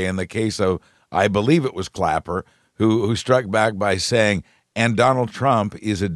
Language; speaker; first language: English; native; English